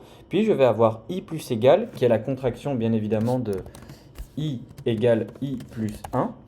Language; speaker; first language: French; native; French